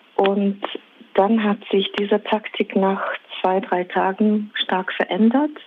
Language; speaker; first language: German; non-native, fluent; Russian